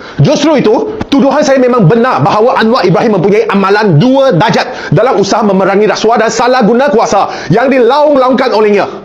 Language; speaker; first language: Malay; non-native, local second language; Chinese